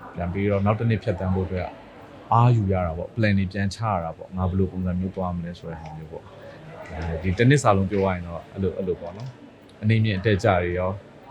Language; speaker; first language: Burmese; native; Burmese